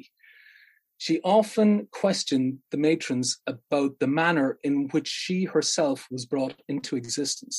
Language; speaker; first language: English; native; English